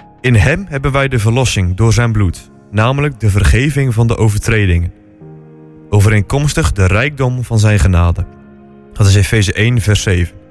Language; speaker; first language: Dutch; native; Dutch